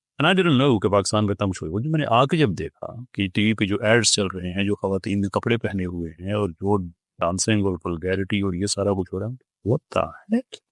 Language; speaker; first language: Urdu; non-native, local second language; Punjabi